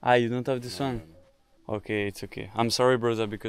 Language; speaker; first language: English; non-native, learner; French